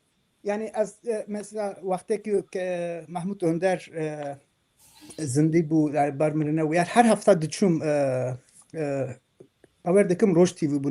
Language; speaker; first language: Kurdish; non-native, local second language; Turkish